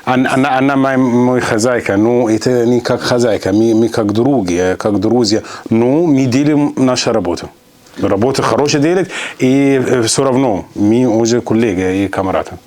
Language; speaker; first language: Russian; non-native, learner; German